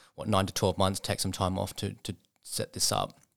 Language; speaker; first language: English; native; English